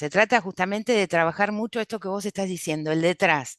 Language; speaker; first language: Spanish; native; Spanish